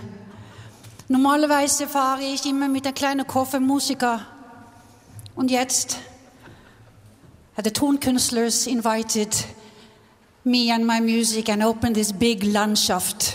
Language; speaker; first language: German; non-native, learner; English